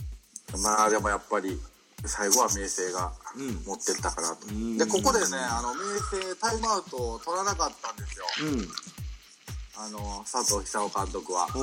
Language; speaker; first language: Japanese; native; Japanese